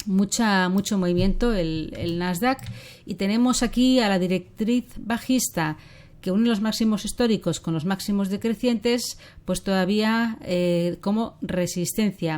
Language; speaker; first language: Spanish; native; Spanish